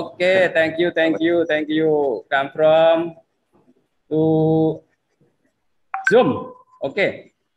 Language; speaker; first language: English; non-native, learner; Indonesian